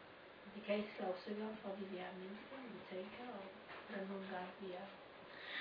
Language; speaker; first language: Danish; non-native, learner; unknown